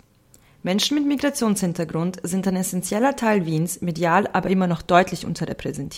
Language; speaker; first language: German; early bilingual, other home language; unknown